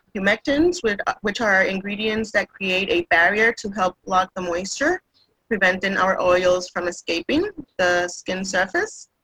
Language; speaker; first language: English; non-native, fluent; Spanish